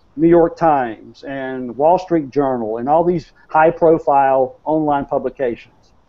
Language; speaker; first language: English; native; English